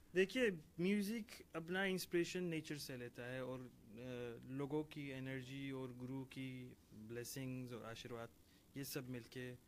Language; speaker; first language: Hindi; non-native, fluent; Persian